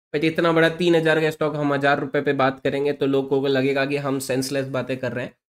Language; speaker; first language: Hindi; native; Hindi